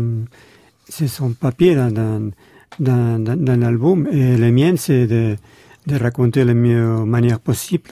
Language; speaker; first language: French; non-native, learner; Spanish